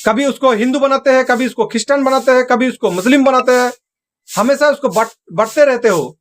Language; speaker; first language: Hindi; non-native, local second language; Santali